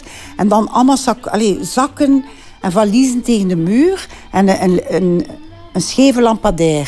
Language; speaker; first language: Dutch; native; Dutch